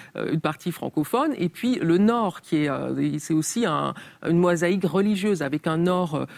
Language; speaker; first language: French; native; French